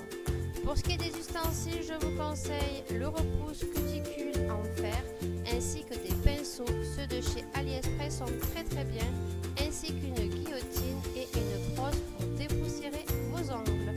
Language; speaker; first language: French; native; French